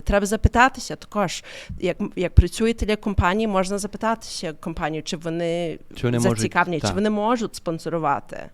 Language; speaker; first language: Ukrainian; early bilingual, heritage; Ukrainian